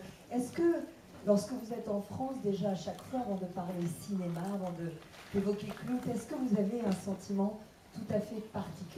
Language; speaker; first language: French; native; French